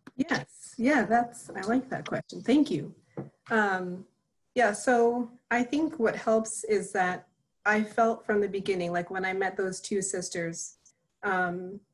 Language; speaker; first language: English; native; English